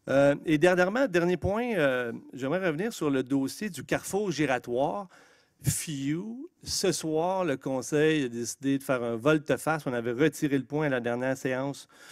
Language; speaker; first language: French; native; French